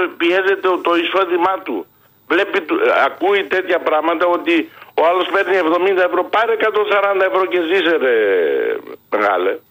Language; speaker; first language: Greek; early bilingual, heritage; Greek